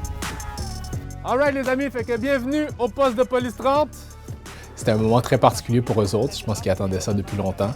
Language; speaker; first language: French; early bilingual, other home language; Haitian Creole